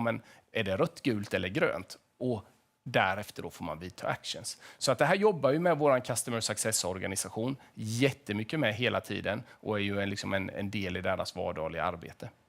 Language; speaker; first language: Swedish; native; Swedish